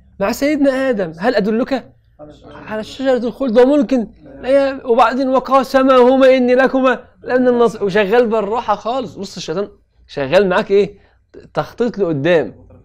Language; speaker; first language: Arabic; native; Arabic